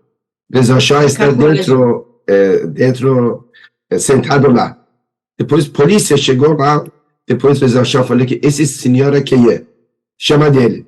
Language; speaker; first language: Portuguese; non-native, learner; Persian